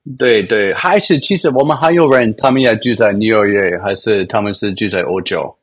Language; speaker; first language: Chinese; non-native, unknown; English